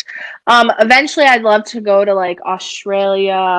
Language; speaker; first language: English; native; English